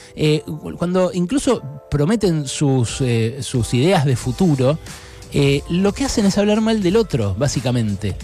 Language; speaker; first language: Spanish; native; Spanish